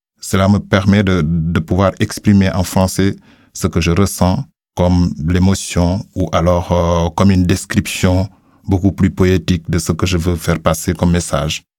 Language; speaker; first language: French; non-native, local second language; Wolof